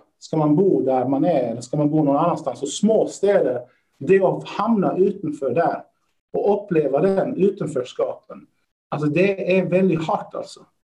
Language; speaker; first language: Swedish; early bilingual, other home language; Persian